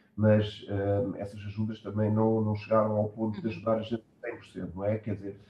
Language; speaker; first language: Portuguese; early bilingual, heritage; German